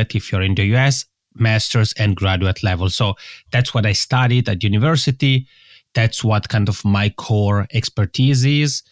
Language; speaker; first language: English; non-native, fluent; Italian